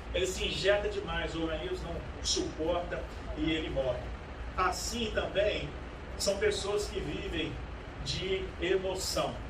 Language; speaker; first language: Portuguese; native; Portuguese